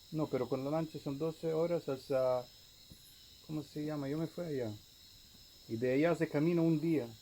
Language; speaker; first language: Spanish; non-native, fluent; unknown